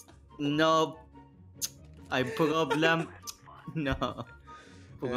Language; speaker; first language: English; non-native, learner; Turkish